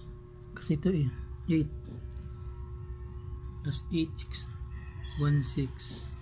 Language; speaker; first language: Filipino; non-native, local second language; Bikol